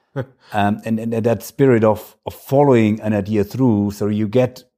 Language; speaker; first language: English; non-native, fluent; German